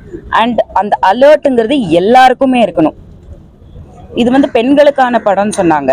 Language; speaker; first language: Tamil; native; Tamil